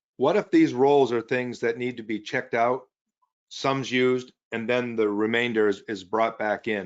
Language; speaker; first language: English; native; English